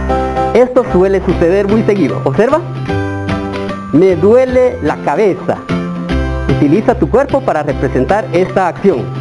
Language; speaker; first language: Spanish; native; Spanish